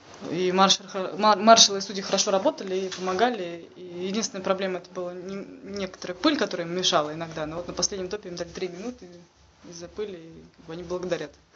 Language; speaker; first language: Russian; native; Russian